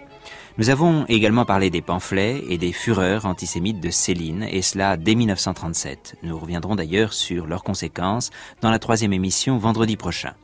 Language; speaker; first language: French; native; French